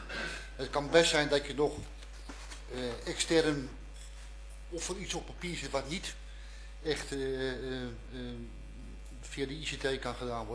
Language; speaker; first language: Dutch; native; Dutch